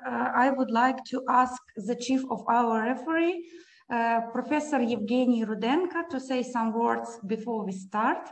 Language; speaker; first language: English; non-native, learner; Ukrainian